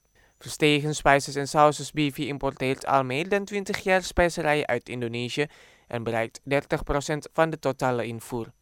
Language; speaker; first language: Dutch; non-native, fluent; Indonesian